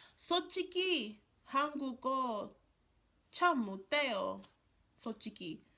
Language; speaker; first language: Korean; non-native, learner; English